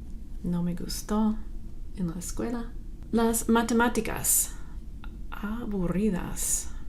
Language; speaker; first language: Spanish; non-native, fluent; English